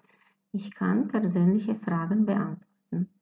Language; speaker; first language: German; non-native, fluent; Croatian